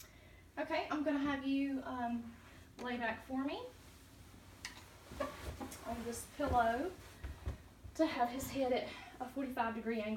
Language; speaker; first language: English; native; English